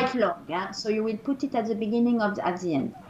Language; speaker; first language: English; non-native, fluent; French